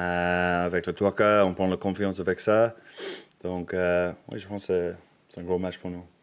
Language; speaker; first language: French; non-native, learner; English